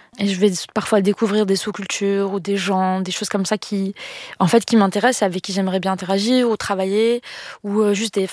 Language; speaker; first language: French; non-native, local second language; Arabic